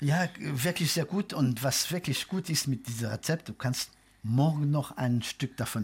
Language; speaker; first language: German; non-native, fluent; French